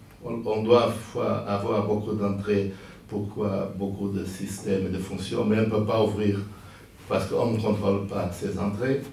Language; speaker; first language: French; non-native, fluent; Portuguese